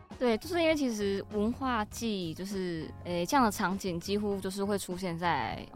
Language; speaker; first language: Chinese; native; Chinese